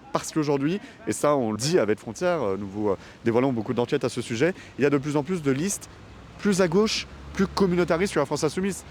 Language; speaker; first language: French; native; French